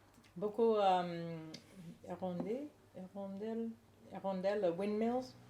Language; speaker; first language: French; non-native, learner; English